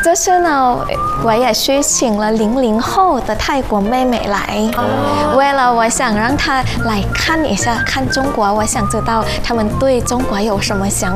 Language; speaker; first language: Chinese; non-native, fluent; Thai